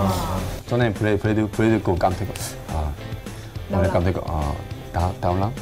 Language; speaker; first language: Vietnamese; non-native, learner; Korean